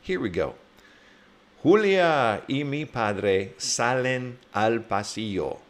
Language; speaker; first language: Spanish; non-native, fluent; English